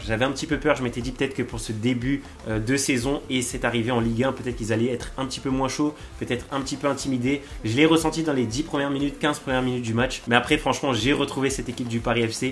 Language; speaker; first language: French; native; French